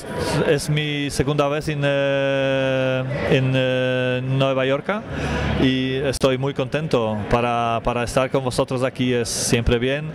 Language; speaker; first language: Spanish; non-native, learner; Polish